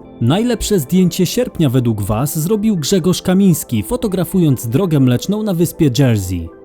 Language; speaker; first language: Polish; native; Polish